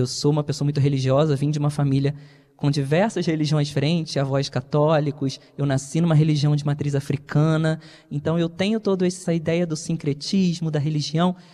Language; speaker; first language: Portuguese; native; Portuguese